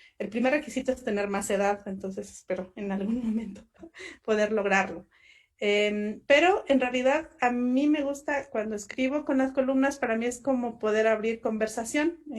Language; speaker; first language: Spanish; non-native, local second language; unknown